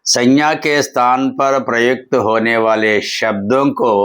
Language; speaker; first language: Hindi; non-native, local second language; Telugu